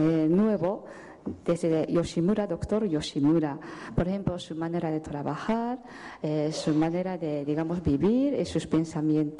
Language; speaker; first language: Spanish; non-native, fluent; Japanese